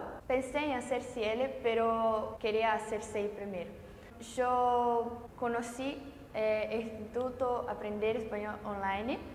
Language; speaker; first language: Spanish; non-native, fluent; Portuguese